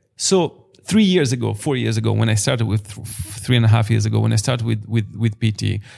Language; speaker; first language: English; non-native, fluent; Italian